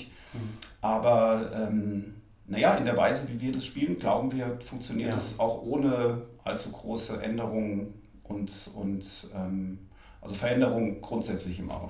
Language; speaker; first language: German; native; German